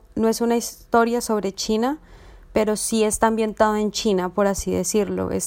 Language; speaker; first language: Spanish; native; Spanish